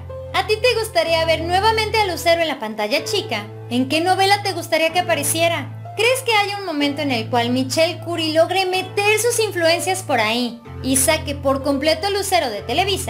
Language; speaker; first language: Spanish; native; Spanish